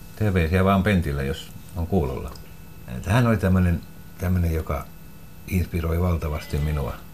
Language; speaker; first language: Finnish; native; Finnish